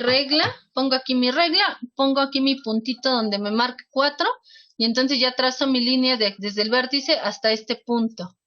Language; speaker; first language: Spanish; native; Spanish